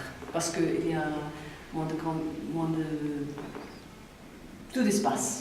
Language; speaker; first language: French; non-native, learner; English